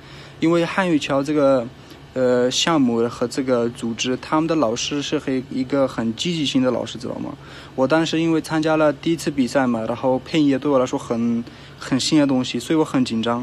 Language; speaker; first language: Chinese; non-native, fluent; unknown